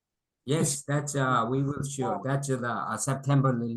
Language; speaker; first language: English; non-native, local second language; Korean